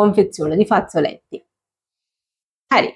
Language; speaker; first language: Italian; non-native, fluent; Sinhala